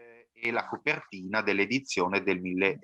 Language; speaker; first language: Italian; native; Italian